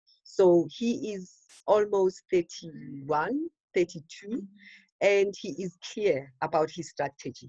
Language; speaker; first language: English; non-native, local second language; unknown